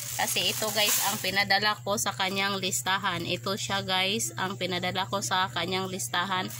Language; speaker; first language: Filipino; non-native, local second language; Cebuano